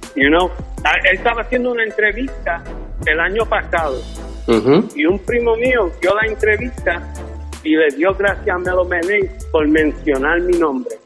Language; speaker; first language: Spanish; early bilingual, heritage; Spanish